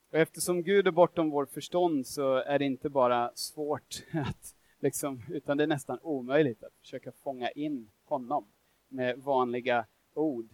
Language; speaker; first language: Swedish; non-native, fluent; English